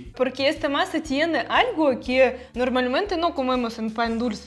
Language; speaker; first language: Spanish; non-native, fluent; Russian